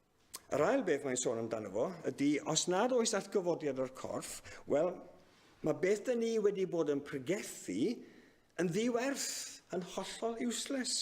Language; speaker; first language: Welsh; native; Welsh